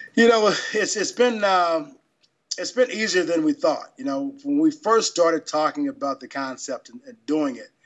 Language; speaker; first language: English; native; English